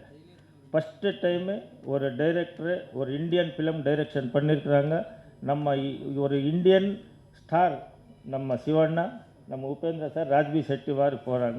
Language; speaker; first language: Tamil; non-native, learner; Kannada